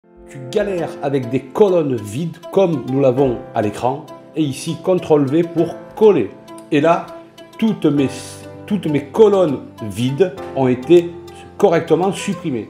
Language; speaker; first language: French; native; French